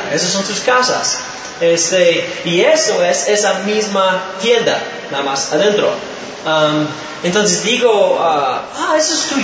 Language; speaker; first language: Spanish; non-native, fluent; English